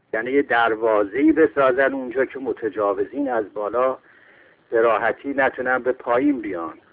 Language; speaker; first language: Persian; native; Persian